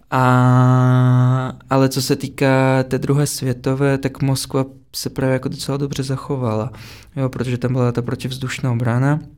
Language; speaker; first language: Czech; non-native, fluent; Russian